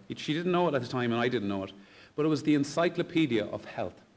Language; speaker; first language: English; native; English